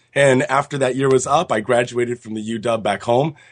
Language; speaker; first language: English; native; English